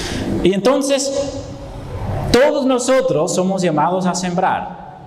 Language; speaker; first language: Spanish; non-native, fluent; Dutch